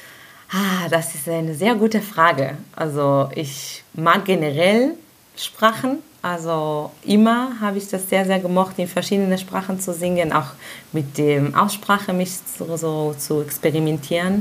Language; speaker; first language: German; non-native, fluent; Hebrew